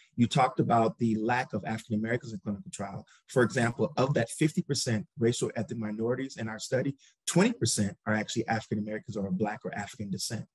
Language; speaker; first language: English; native; English